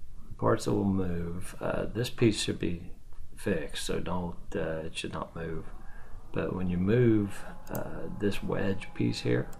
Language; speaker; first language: English; native; English